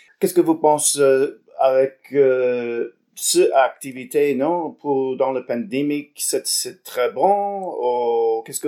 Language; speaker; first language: French; non-native, learner; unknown